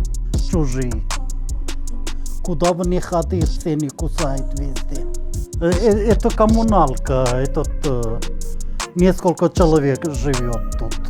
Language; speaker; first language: Russian; non-native, local second language; Turkmen